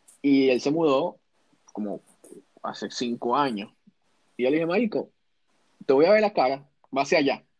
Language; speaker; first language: Spanish; native; Spanish